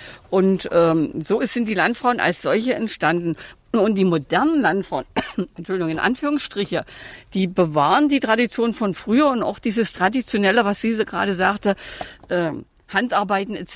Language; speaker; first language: German; native; German